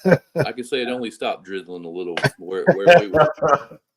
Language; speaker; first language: English; native; English